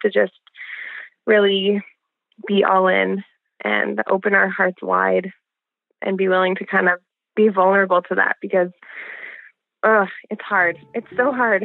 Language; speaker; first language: English; native; English